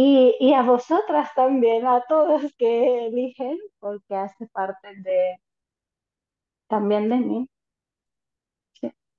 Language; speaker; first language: Spanish; non-native, fluent; Romanian